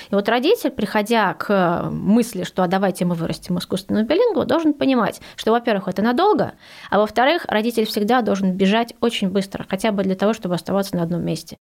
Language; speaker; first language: Russian; early bilingual, heritage; Russian